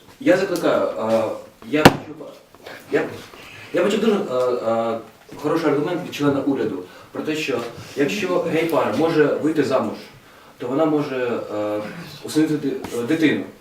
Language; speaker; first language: Ukrainian; non-native, local second language; Russian